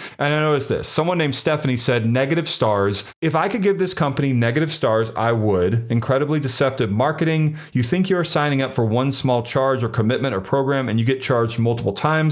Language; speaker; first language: English; native; English